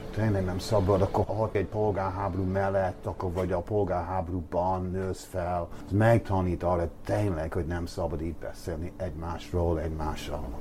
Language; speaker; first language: Hungarian; non-native, fluent; English